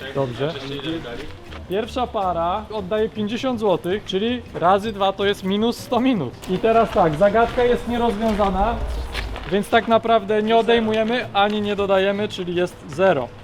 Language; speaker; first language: Polish; native; Polish